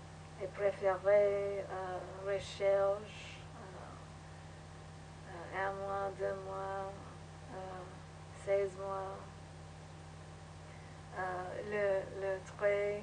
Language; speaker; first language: French; non-native, learner; English